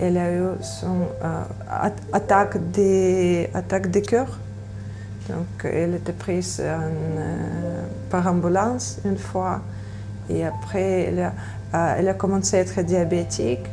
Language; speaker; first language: French; non-native, learner; Ukrainian